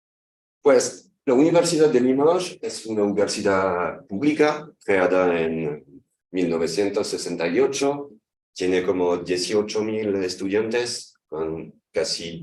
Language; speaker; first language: Spanish; non-native, fluent; French